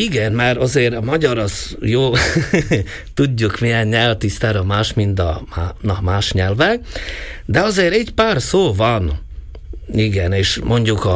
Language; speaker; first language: Hungarian; non-native, local second language; Slovak